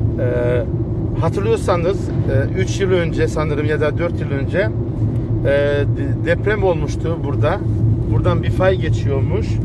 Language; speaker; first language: Turkish; early bilingual, heritage; Turkish